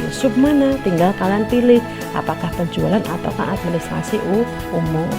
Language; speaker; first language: Indonesian; native; Indonesian